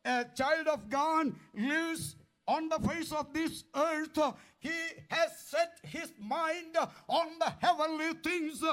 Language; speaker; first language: English; non-native, local second language; Malayalam